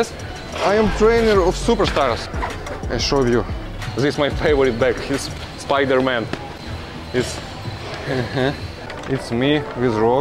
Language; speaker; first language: English; non-native, learner; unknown